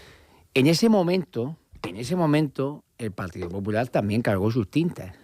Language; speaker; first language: Spanish; native; Spanish